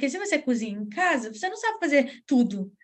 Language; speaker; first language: Portuguese; native; Portuguese